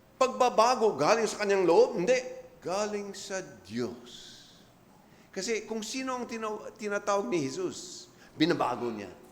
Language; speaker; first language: Filipino; non-native, fluent; English